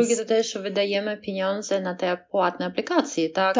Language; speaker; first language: Polish; non-native, fluent; Russian